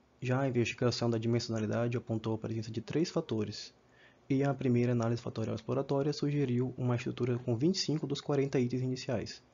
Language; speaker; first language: Portuguese; native; Portuguese